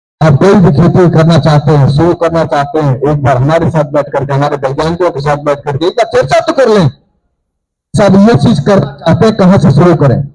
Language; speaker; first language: Hindi; native; Hindi